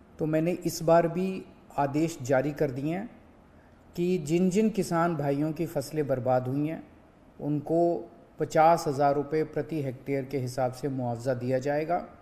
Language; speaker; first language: Hindi; native; Hindi